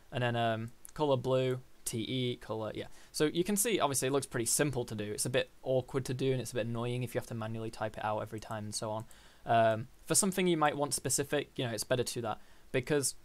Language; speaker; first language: English; native; English